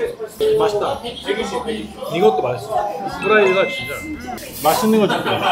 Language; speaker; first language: Korean; native; Korean